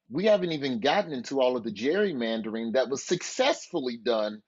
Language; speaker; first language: English; native; English